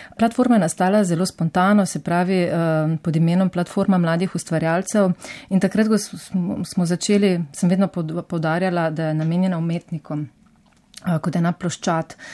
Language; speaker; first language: Slovenian; native; Slovenian